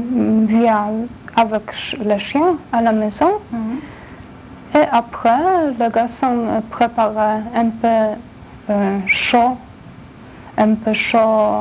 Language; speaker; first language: French; non-native, learner; Polish